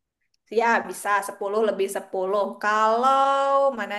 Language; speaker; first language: Indonesian; native; Indonesian